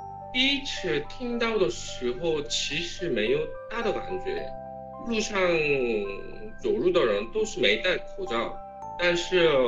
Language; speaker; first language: Chinese; non-native, fluent; Korean